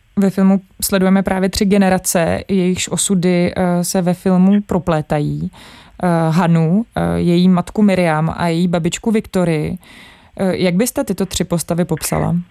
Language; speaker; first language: Czech; native; Czech